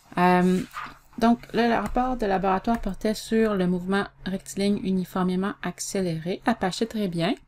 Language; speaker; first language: French; native; French